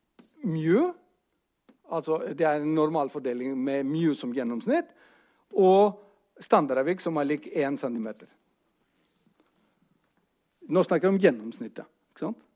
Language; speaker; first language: Norwegian; non-native, fluent; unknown